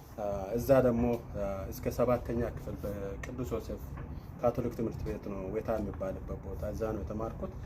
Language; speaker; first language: Amharic; non-native, local second language; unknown